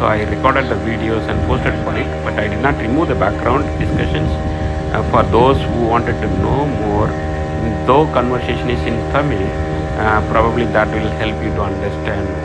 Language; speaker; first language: English; non-native, local second language; Tamil